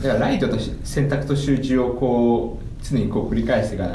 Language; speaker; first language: Japanese; native; Japanese